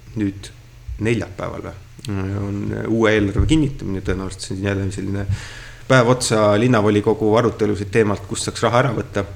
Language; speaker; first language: Estonian; native; Estonian